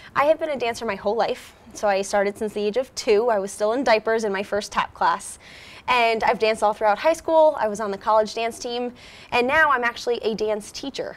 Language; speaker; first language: English; native; English